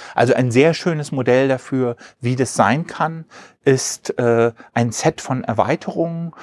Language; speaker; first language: German; native; German